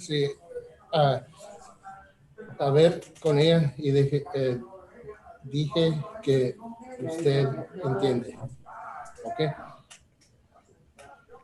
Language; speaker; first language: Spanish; early bilingual, heritage; Spanish